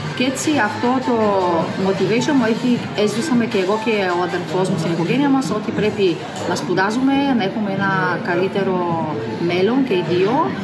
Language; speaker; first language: Greek; non-native, fluent; Bulgarian